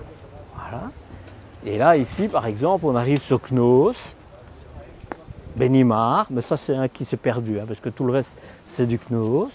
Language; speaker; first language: French; native; French